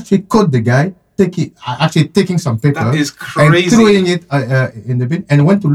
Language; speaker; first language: English; non-native, fluent; French